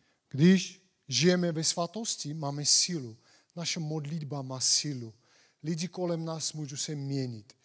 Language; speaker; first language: Czech; non-native, fluent; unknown